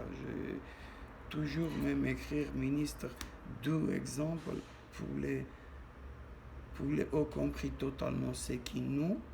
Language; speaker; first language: French; non-native, learner; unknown